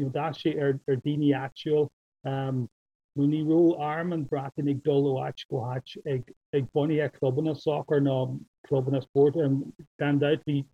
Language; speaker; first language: Irish; non-native, local second language; English